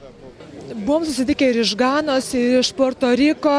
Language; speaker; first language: Lithuanian; native; Lithuanian